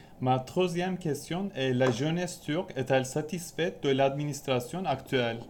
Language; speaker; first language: French; non-native, fluent; Turkish